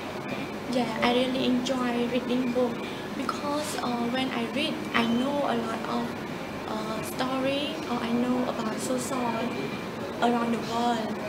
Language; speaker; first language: English; non-native, learner; Khmer